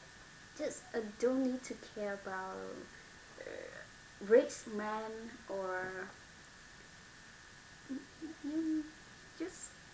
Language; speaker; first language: English; non-native, learner; Vietnamese